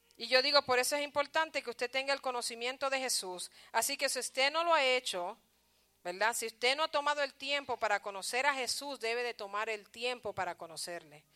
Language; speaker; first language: Spanish; early bilingual, heritage; Spanish